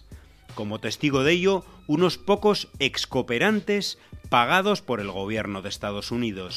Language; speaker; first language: Spanish; native; Spanish